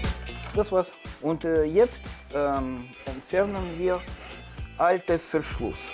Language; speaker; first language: German; non-native, learner; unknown